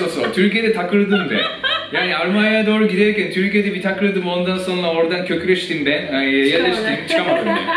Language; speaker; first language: Turkish; non-native, fluent; Japanese